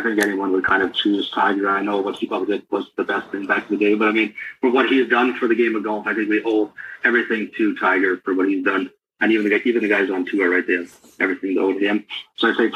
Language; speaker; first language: English; native; English